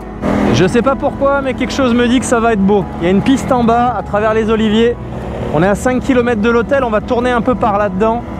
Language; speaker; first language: French; native; French